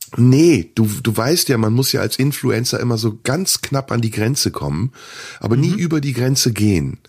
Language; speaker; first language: German; early bilingual, other home language; Turkish